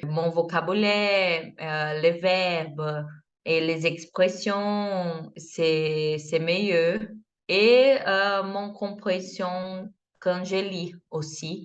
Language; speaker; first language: French; non-native, learner; Portuguese